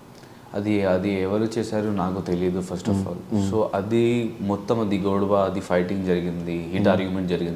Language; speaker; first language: Telugu; non-native, local second language; Urdu